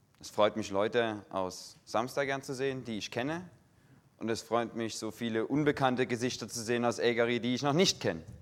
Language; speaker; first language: German; native; German